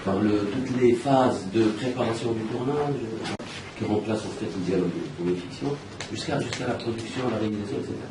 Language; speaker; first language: French; non-native, local second language; Arabic